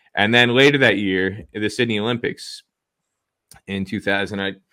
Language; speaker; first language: English; native; English